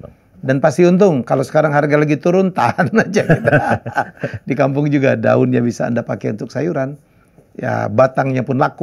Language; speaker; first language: Indonesian; native; Indonesian